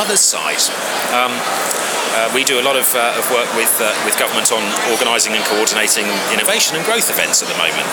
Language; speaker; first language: English; native; English